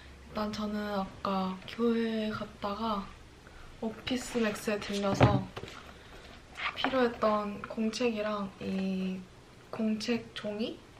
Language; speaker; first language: Korean; early bilingual, heritage; Korean